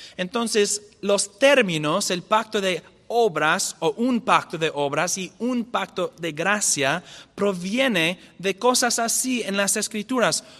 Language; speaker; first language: Spanish; non-native, fluent; English